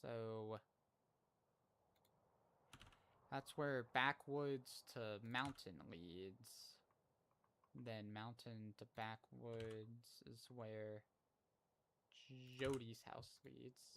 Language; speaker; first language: English; native; English